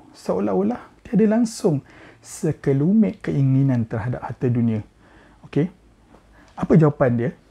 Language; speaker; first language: Malay; native; Malay